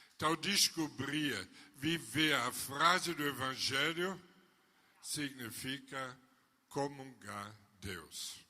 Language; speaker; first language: Portuguese; non-native, fluent; German